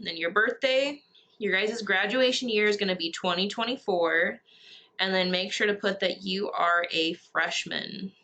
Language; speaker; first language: English; native; English